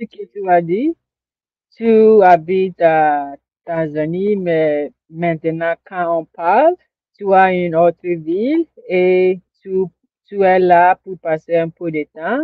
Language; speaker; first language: French; non-native, learner; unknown